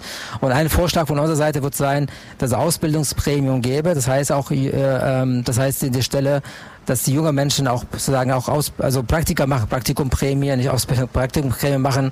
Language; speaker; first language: German; non-native, fluent; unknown